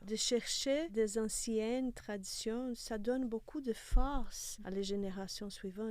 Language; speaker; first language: French; non-native, fluent; Portuguese